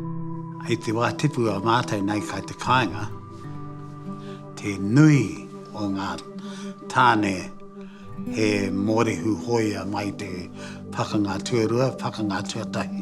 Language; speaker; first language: Māori; native; Māori